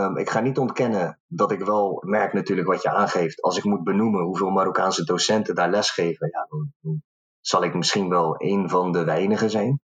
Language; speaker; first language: Dutch; early bilingual, other home language; Arabic